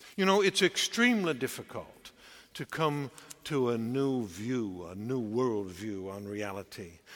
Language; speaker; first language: English; native; English